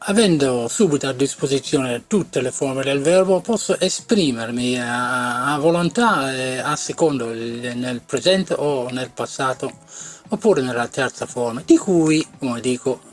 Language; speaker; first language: Italian; non-native, fluent; English